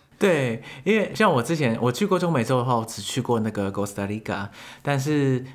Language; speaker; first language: Chinese; native; Chinese